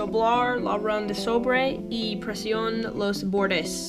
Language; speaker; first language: Spanish; non-native, learner; English